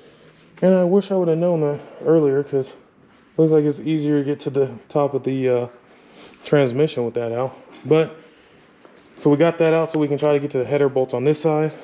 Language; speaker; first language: English; native; English